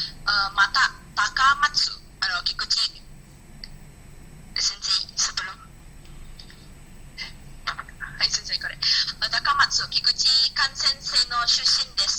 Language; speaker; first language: Japanese; non-native, learner; Indonesian